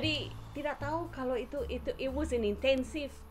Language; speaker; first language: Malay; non-native, fluent; English